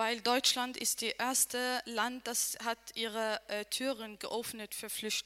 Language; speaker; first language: German; non-native, learner; Arabic